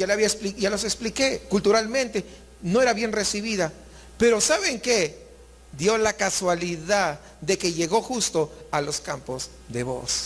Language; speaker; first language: Spanish; native; Spanish